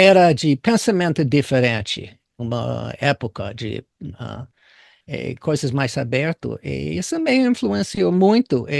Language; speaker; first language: Portuguese; non-native, fluent; English